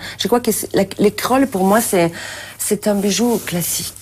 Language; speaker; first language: French; non-native, fluent; Italian